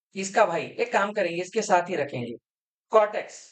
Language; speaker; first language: Hindi; non-native, local second language; Marathi